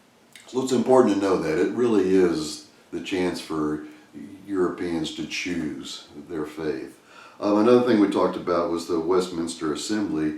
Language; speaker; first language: English; native; English